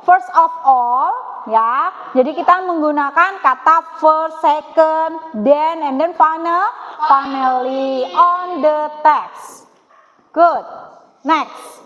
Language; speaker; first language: English; non-native, learner; Indonesian